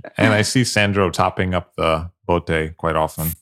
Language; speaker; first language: English; native; English